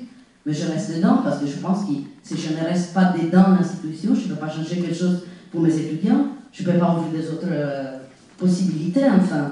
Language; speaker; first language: French; non-native, fluent; Italian